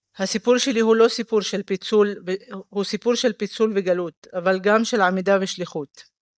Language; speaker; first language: Hebrew; non-native, local second language; Arabic